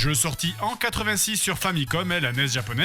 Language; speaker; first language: French; native; French